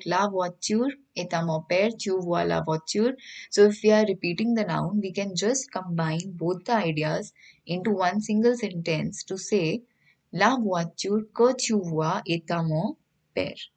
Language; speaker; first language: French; non-native, fluent; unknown